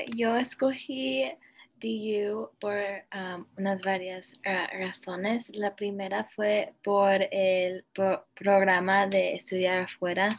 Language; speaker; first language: Spanish; early bilingual, heritage; Spanish